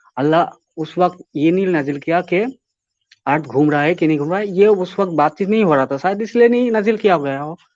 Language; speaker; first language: Hindi; non-native, local second language; Bangla